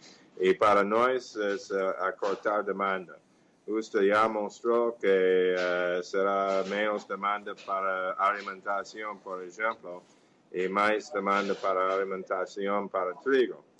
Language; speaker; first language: Portuguese; non-native, fluent; English